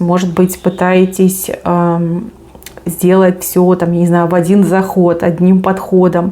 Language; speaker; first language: Russian; native; Russian